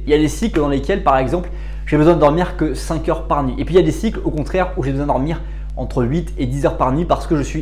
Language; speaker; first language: French; native; French